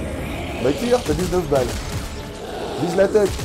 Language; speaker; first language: French; native; French